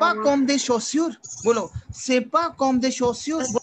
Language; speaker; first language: French; non-native, fluent; Hindi